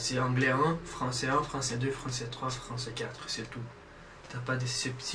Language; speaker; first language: French; non-native, fluent; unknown